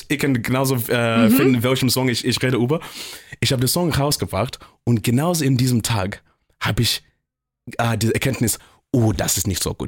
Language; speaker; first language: German; non-native, fluent; English